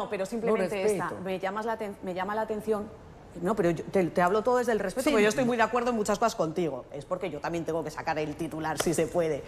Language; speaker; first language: Spanish; native; Spanish